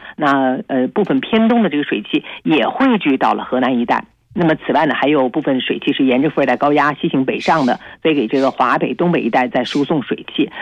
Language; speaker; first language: Chinese; native; Chinese